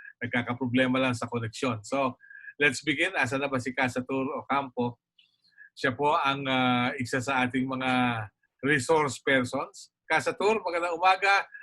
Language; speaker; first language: Filipino; native; Filipino